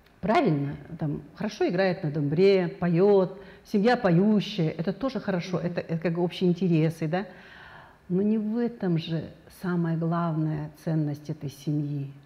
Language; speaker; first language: Russian; non-native, local second language; Kazakh